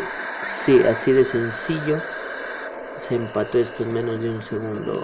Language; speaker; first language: Spanish; native; Spanish